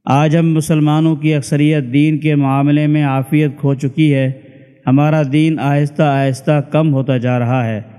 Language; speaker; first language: Urdu; native; Urdu